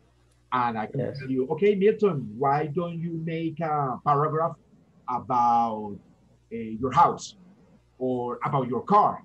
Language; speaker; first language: English; non-native, fluent; Spanish